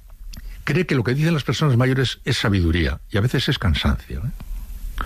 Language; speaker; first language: Spanish; native; Spanish